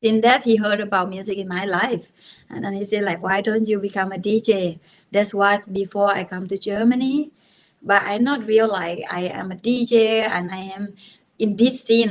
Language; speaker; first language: English; non-native, learner; Thai